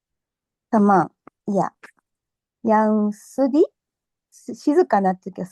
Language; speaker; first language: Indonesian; non-native, learner; Japanese